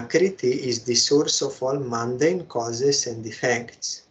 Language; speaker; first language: English; non-native, fluent; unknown